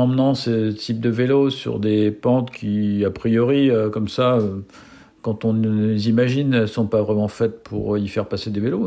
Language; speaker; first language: French; native; French